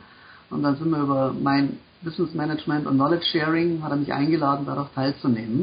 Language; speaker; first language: German; native; German